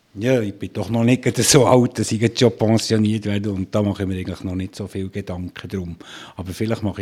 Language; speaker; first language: German; native; German